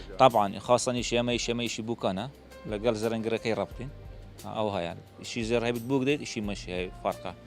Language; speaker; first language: Central Kurdish; non-native, local second language; Kurdish